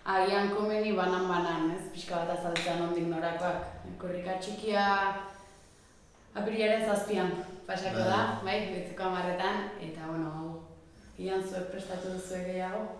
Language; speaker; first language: Basque; native; Basque